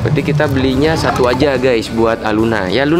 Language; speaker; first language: Indonesian; native; Indonesian